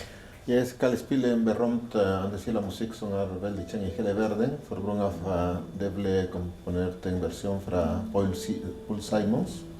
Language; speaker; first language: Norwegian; non-native, learner; Spanish